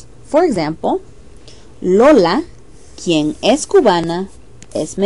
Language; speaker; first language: Spanish; non-native, fluent; English